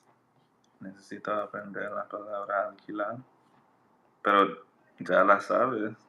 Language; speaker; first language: Spanish; non-native, learner; English